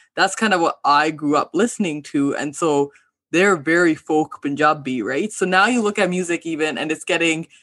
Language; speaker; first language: English; early bilingual, other home language; Hindi